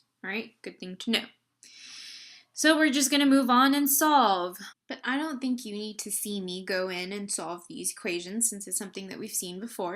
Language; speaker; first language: English; native; English